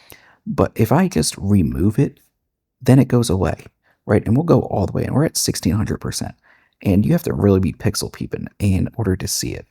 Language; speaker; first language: English; native; English